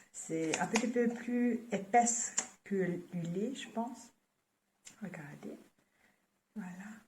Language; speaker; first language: French; non-native, fluent; German